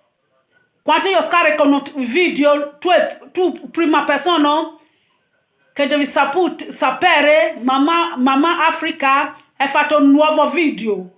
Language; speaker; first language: Italian; non-native, learner; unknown